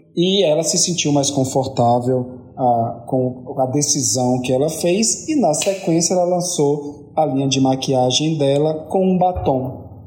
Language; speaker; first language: Portuguese; native; Portuguese